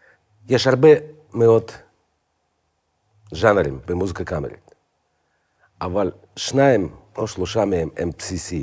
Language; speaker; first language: Hebrew; non-native, fluent; Russian